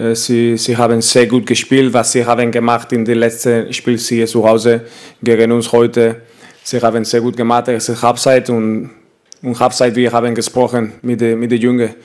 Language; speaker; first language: German; non-native, learner; Spanish